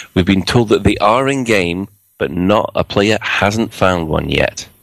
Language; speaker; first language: English; native; English